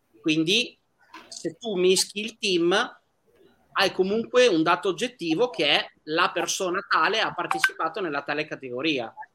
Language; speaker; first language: Italian; native; Italian